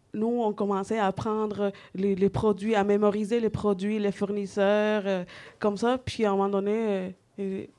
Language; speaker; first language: French; non-native, fluent; Spanish